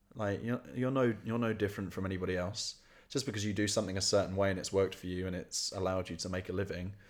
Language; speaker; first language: English; native; English